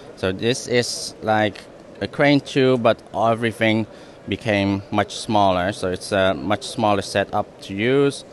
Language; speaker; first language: English; non-native, fluent; Dutch